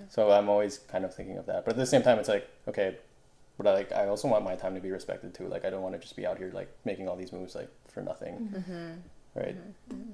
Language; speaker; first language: English; non-native, local second language; Filipino